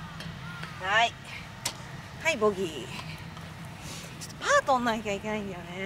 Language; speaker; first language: Japanese; native; Japanese